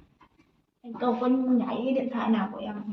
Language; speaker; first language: Vietnamese; native; Vietnamese